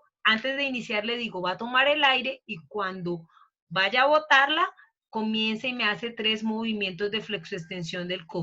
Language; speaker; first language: Spanish; native; Spanish